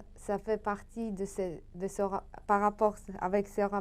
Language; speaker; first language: French; non-native, learner; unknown